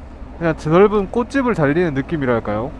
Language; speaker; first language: Korean; native; Korean